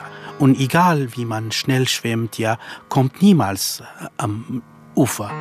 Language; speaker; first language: German; non-native, fluent; Kurdish